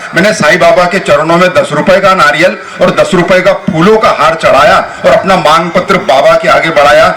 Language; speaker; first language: Hindi; non-native, local second language; Telugu